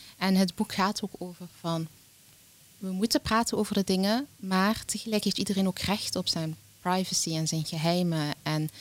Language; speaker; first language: Dutch; early bilingual, other home language; Arabic